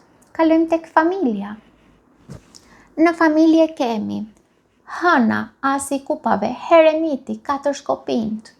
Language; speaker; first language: Albanian; native; Albanian